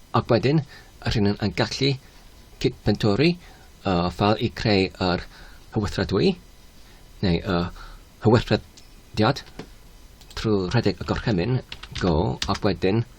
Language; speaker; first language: Welsh; non-native, fluent; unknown